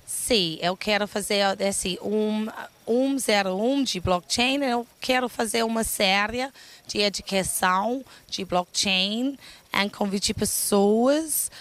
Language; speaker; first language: Portuguese; non-native, learner; English